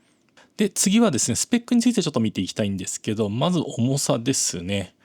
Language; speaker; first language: Japanese; native; Japanese